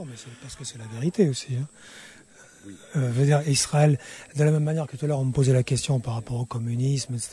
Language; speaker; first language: French; native; French